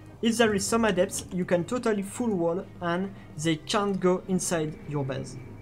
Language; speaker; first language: English; non-native, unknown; French